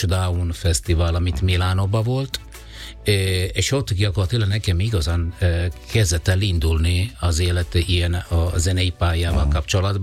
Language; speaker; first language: Hungarian; non-native, learner; Italian